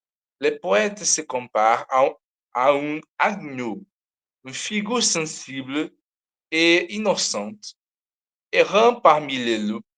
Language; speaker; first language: French; non-native, learner; Portuguese